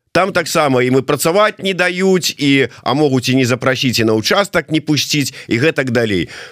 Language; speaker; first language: Belarusian; non-native, local second language; Russian